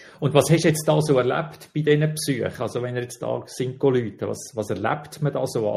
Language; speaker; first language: German; native; German